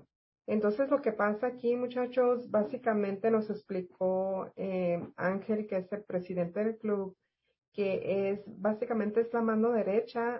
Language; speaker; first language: Spanish; native; Spanish